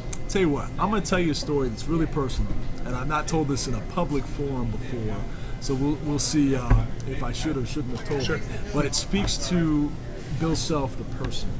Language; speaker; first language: English; native; English